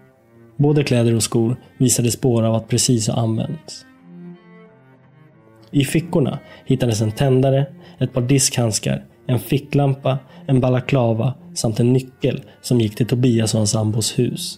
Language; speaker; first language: Swedish; native; Swedish